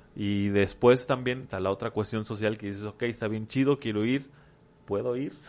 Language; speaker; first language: Spanish; native; Spanish